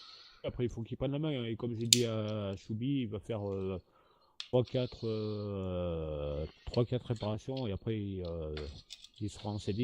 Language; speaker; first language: French; native; French